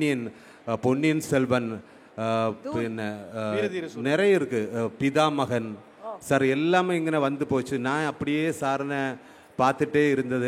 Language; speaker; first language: Tamil; non-native, local second language; Malayalam